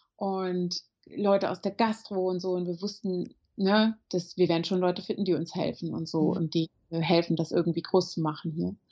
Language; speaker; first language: German; native; German